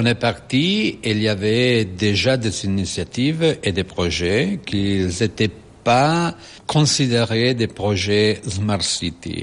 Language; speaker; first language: French; non-native, fluent; Italian